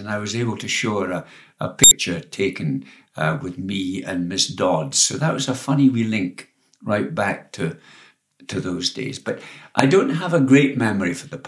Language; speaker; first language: English; native; English